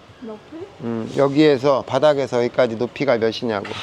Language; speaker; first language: Korean; native; Korean